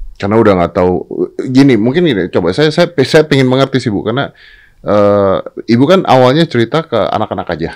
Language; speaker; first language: Indonesian; native; Indonesian